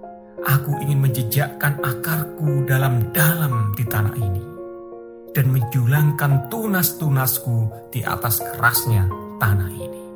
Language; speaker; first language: Indonesian; native; Indonesian